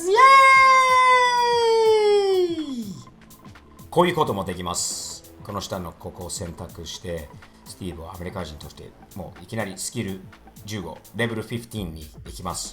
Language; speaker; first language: Japanese; non-native, fluent; English